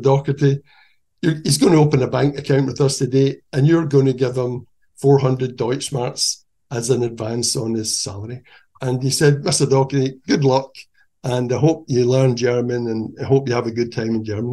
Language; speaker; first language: English; native; English